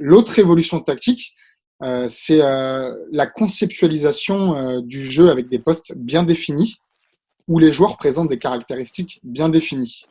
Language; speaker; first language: French; native; French